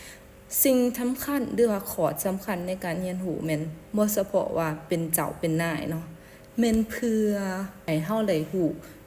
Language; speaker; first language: Thai; non-native, local second language; Lao